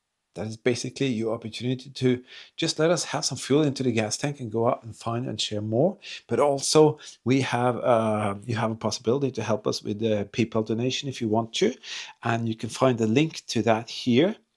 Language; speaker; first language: English; non-native, fluent; Norwegian